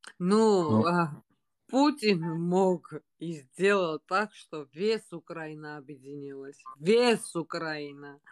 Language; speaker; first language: Russian; non-native, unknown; Georgian